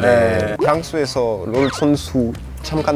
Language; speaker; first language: Korean; non-native, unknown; French